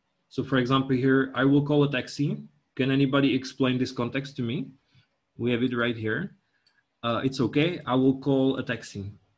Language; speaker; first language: English; non-native, fluent; Czech